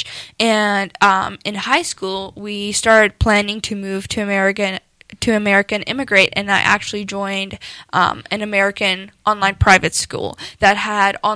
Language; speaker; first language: English; non-native, local second language; Afrikaans